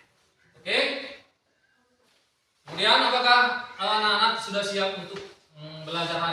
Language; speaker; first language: Indonesian; native; Indonesian